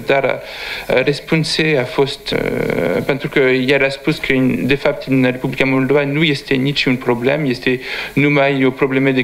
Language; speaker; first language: Romanian; non-native, learner; French